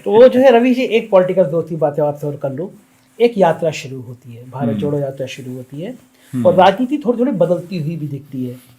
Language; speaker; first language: Hindi; native; Hindi